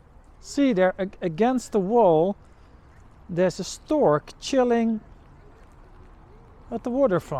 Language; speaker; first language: English; non-native, fluent; Dutch